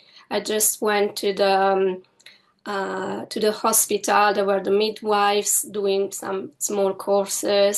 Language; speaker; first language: English; non-native, fluent; Italian